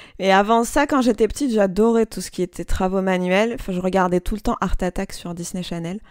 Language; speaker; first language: French; non-native, local second language; Kabyle